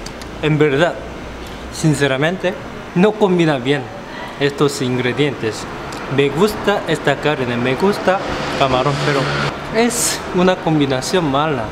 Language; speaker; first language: Spanish; non-native, fluent; Korean